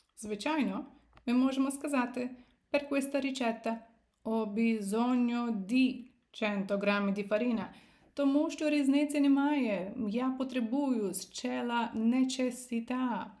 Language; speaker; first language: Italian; non-native, fluent; Ukrainian